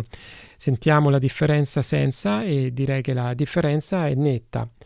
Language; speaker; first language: Italian; native; Italian